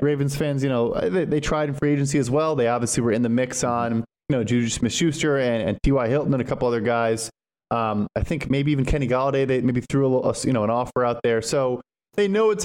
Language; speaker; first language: English; native; English